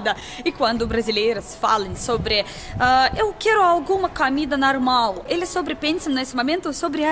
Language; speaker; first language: Portuguese; non-native, learner; Russian